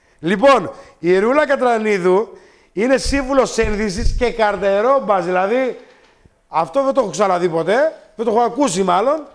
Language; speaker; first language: Greek; native; Greek